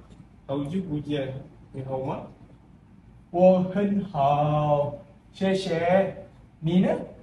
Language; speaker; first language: Chinese; non-native, learner; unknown